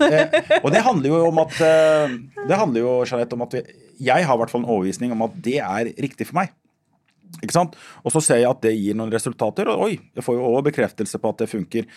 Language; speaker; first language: Norwegian; early bilingual, other home language; Arabic